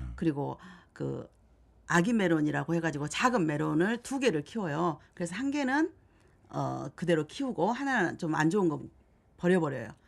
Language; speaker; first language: Korean; native; Korean